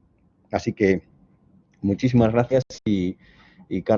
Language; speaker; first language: Spanish; native; Spanish